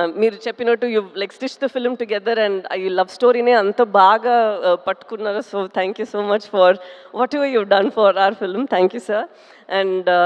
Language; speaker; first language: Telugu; non-native, fluent; Tamil